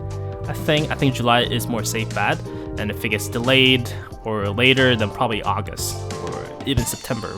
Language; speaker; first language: English; non-native, fluent; Korean